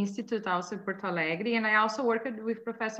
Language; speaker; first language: English; non-native, fluent; Portuguese